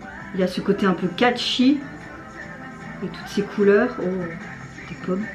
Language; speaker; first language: French; native; French